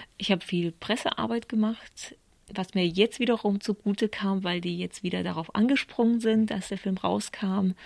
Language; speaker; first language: German; early bilingual, other home language; Polish